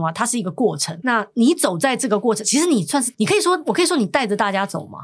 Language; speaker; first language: Chinese; native; Chinese